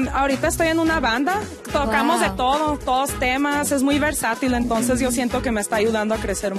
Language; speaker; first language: Spanish; early bilingual, heritage; Spanish